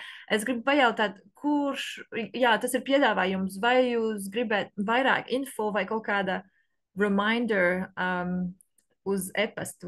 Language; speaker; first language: Latvian; non-native, learner; French